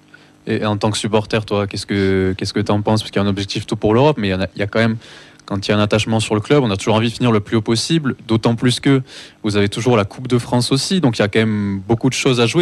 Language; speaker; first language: French; native; French